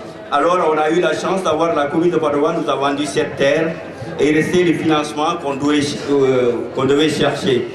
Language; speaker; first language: French; non-native, local second language; Wolof